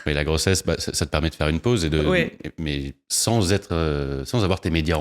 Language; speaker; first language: French; native; French